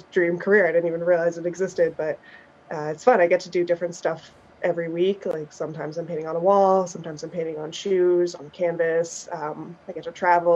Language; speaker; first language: English; native; English